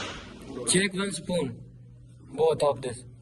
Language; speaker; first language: English; non-native, local second language; Hindi